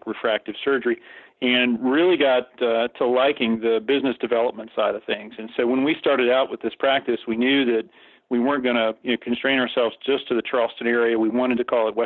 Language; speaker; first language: English; native; English